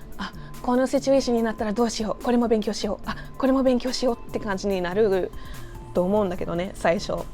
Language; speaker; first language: Japanese; non-native, fluent; English